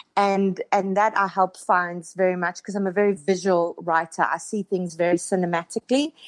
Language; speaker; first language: English; native; English